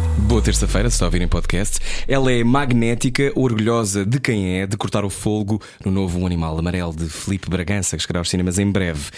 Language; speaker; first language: Portuguese; native; Portuguese